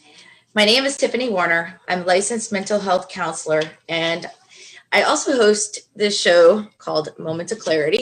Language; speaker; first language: English; native; English